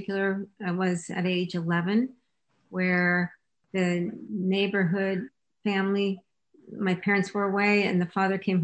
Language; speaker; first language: English; native; English